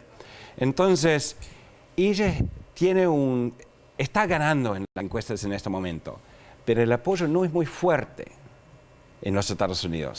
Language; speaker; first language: Spanish; non-native, fluent; English